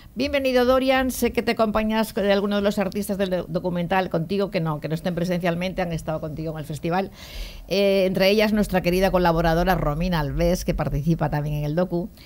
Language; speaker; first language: Spanish; native; Spanish